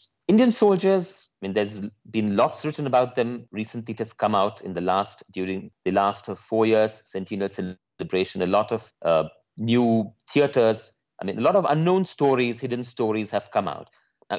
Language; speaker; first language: English; non-native, local second language; Nepali